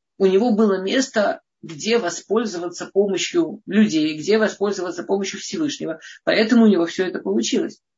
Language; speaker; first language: Russian; early bilingual, heritage; Russian